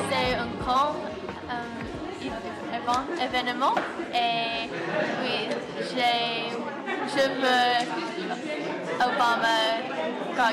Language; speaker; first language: French; non-native, learner; English